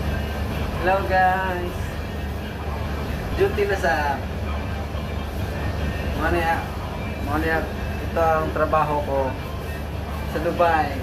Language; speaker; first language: Filipino; non-native, local second language; Cebuano